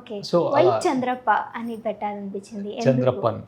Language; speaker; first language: Telugu; native; Telugu